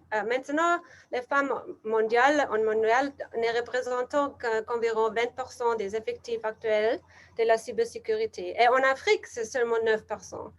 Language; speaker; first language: French; non-native, learner; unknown